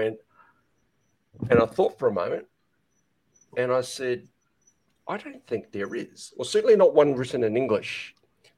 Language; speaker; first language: English; native; English